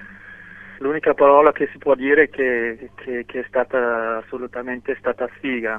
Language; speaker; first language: Italian; non-native, local second language; German